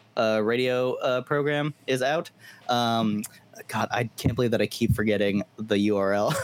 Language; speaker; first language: English; early bilingual, other home language; Hindi